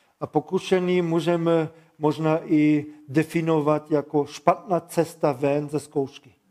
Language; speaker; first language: Czech; non-native, fluent; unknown